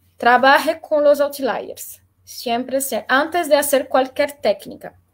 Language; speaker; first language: Spanish; non-native, learner; Portuguese